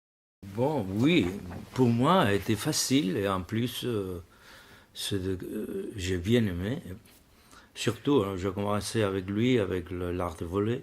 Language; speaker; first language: French; non-native, learner; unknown